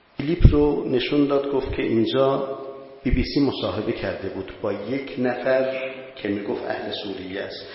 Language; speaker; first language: Persian; non-native, local second language; Azerbaijani